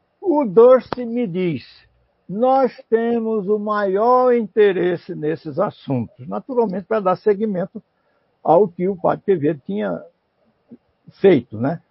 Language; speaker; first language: Portuguese; native; Portuguese